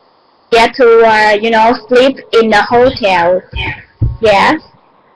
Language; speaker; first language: English; non-native, learner; Vietnamese